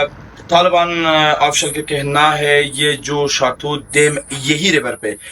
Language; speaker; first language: Hindi; non-native, fluent; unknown